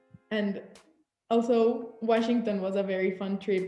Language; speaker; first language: English; early bilingual, other home language; Spanish